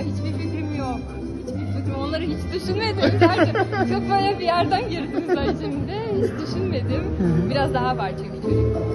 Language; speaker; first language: Turkish; non-native, fluent; Portuguese